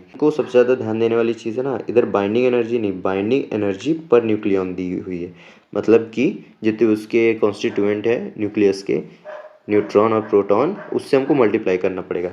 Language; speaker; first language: Hindi; native; Hindi